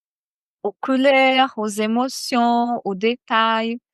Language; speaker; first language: French; non-native, fluent; Portuguese